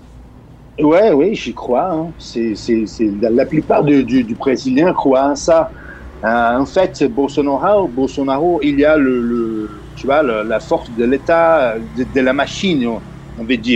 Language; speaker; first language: French; non-native, fluent; Portuguese